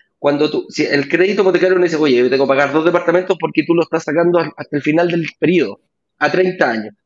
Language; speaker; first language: Spanish; native; Spanish